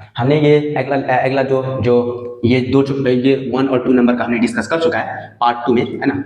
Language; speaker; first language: Hindi; non-native, local second language; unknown